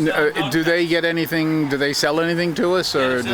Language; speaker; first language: English; native; English